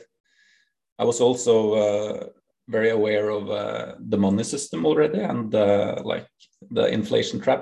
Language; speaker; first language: English; non-native, fluent; Norwegian